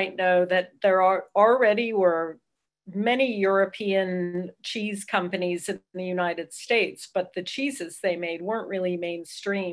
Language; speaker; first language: English; native; English